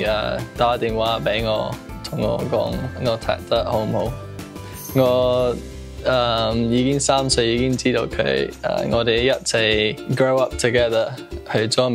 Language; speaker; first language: Cantonese; early bilingual, heritage; English